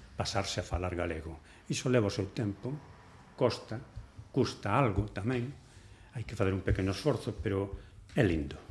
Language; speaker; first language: Galician; non-native, local second language; Spanish